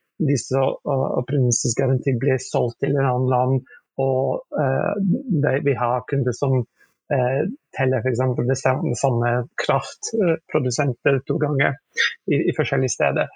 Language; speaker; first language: Norwegian; non-native, fluent; English